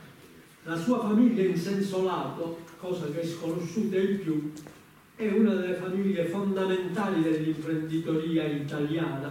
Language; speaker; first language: Italian; native; Italian